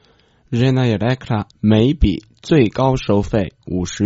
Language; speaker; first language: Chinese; non-native, learner; Croatian